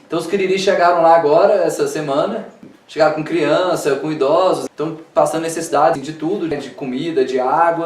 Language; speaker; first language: Portuguese; native; Portuguese